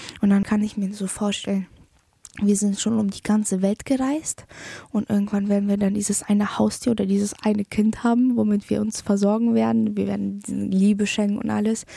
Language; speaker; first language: German; early bilingual, other home language; Polish